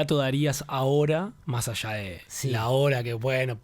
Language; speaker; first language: Spanish; native; Spanish